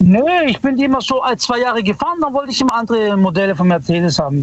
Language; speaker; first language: German; early bilingual, other home language; Italian